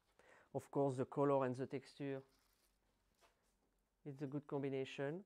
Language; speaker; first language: English; non-native, learner; French